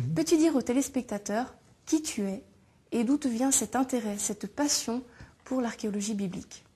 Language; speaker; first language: French; native; French